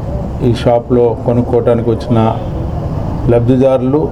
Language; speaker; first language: Telugu; native; Telugu